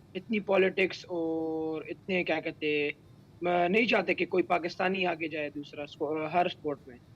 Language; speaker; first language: Urdu; non-native, local second language; Pashto